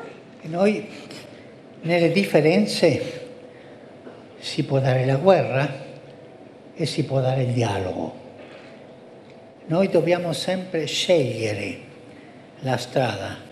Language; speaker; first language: Italian; non-native, fluent; Spanish